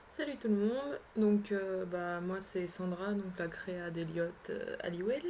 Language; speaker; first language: French; early bilingual, other home language; Polish